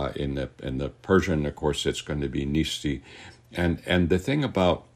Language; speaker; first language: English; native; English